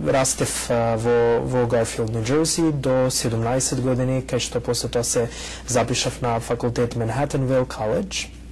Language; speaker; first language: Macedonian; early bilingual, heritage; Macedonian